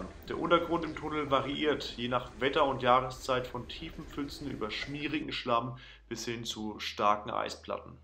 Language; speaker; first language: German; native; German